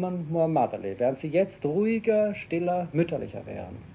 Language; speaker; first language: German; native; German